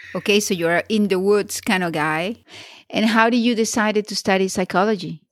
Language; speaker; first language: English; non-native, fluent; Spanish